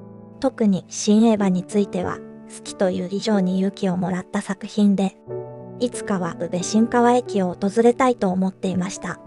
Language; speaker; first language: Japanese; native; Japanese